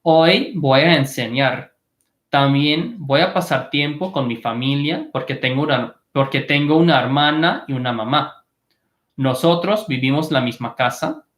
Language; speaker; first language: Spanish; non-native, fluent; English